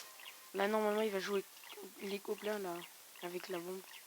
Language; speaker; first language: French; native; French